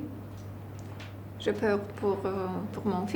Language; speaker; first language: French; non-native, learner; Romanian